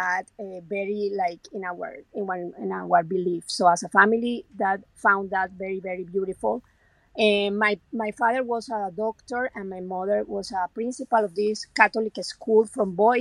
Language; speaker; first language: English; non-native, fluent; Spanish